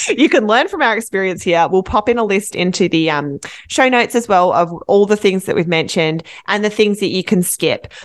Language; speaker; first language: English; native; English